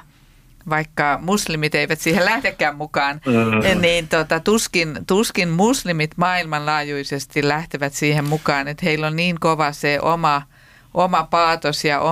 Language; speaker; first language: Finnish; native; Finnish